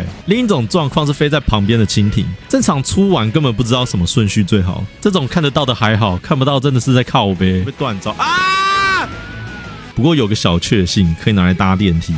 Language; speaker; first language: Chinese; native; Chinese